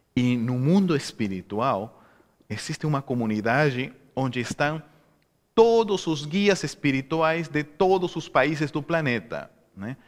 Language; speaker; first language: Portuguese; non-native, fluent; Spanish